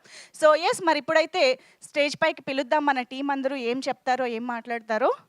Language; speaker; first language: Telugu; native; Telugu